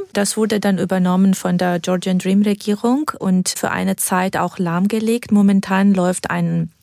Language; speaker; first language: German; non-native, fluent; Georgian